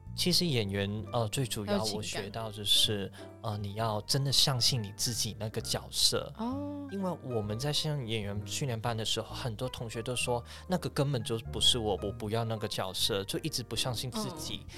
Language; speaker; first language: Chinese; non-native, fluent; Cantonese